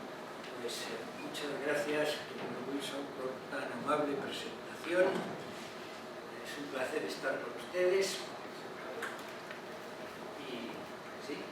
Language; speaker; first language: Spanish; native; Spanish